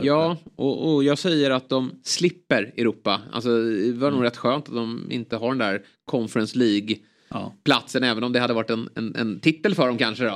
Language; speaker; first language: Swedish; native; Swedish